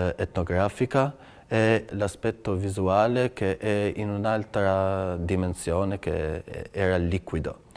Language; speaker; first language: Italian; non-native, fluent; Albanian